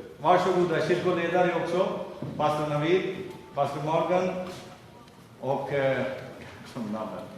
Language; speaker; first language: Swedish; non-native, fluent; Urdu